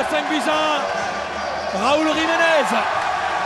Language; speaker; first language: French; native; French